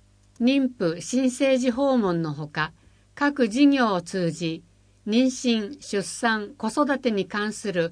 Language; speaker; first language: Japanese; native; Japanese